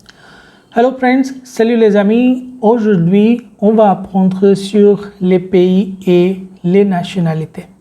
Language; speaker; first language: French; non-native, fluent; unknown